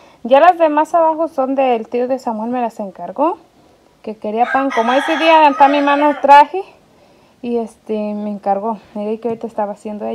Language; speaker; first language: Spanish; native; Spanish